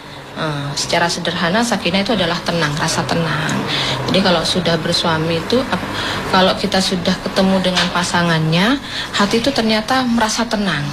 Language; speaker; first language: Indonesian; native; Indonesian